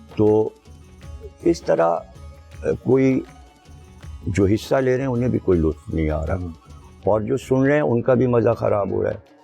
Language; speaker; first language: Urdu; native; Urdu